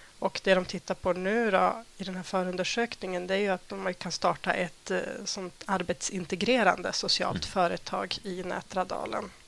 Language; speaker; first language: Swedish; native; Swedish